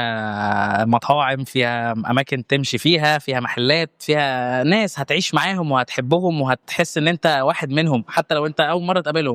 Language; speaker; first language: Arabic; native; Arabic